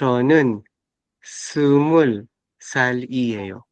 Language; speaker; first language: Korean; non-native, learner; Filipino